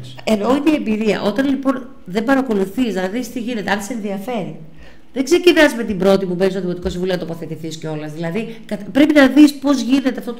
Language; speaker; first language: Greek; native; Greek